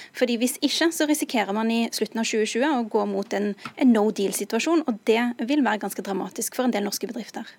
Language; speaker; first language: Norwegian; early bilingual, other home language; Urdu